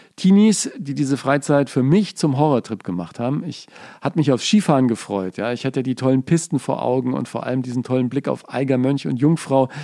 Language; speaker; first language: German; native; German